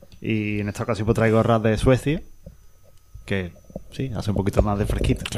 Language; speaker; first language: Spanish; native; Spanish